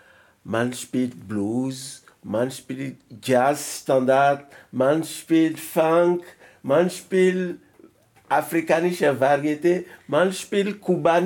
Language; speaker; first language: German; non-native, learner; French